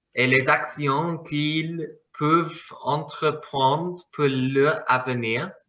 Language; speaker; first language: French; non-native, learner; English